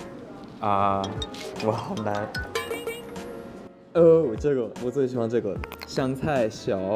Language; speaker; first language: Chinese; non-native, fluent; English